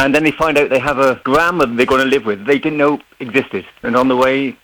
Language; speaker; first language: English; native; English